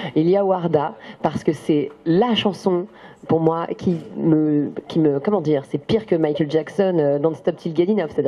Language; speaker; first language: French; native; French